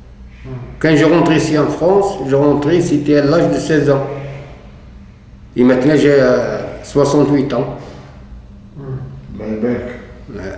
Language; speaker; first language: French; non-native, fluent; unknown